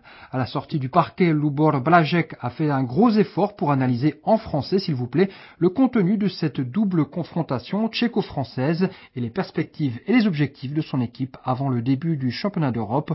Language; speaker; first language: French; native; French